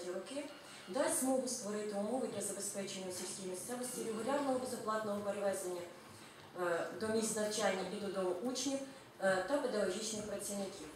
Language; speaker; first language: Ukrainian; native; Ukrainian